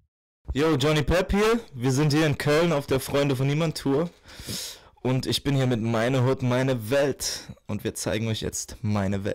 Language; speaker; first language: German; native; German